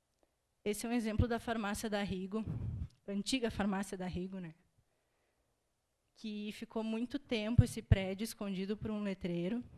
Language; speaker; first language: Portuguese; native; Portuguese